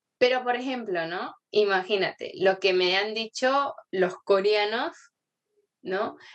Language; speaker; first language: Spanish; early bilingual, other home language; Korean